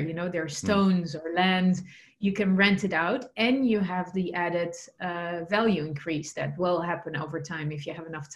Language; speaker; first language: English; non-native, fluent; Dutch